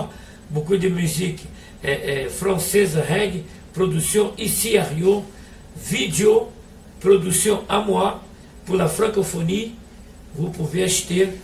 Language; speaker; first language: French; non-native, learner; Portuguese